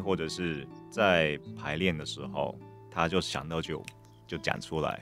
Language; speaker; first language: Chinese; non-native, fluent; Japanese